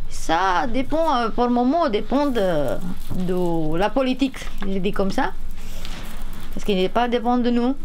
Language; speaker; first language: French; non-native, learner; Romanian